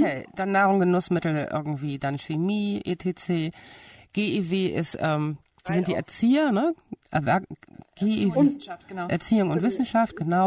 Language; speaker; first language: German; native; German